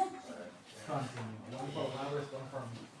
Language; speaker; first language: English; non-native, learner; Spanish